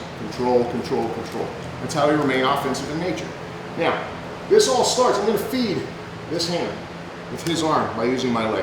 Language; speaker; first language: English; native; English